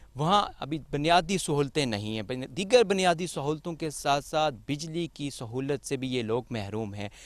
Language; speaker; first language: Urdu; non-native, local second language; Punjabi